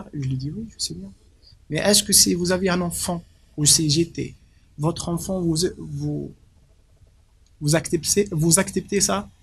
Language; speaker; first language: French; non-native, local second language; Arabic